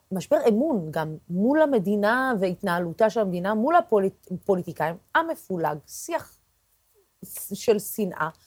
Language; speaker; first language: Hebrew; non-native, local second language; Arabic